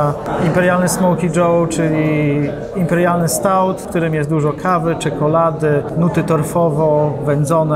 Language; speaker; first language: Polish; native; Polish